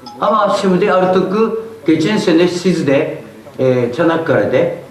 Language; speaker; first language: Turkish; non-native, learner; Japanese